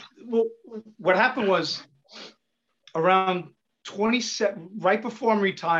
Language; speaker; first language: English; native; English